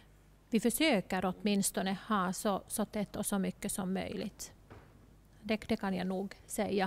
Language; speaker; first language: Swedish; non-native, local second language; Finnish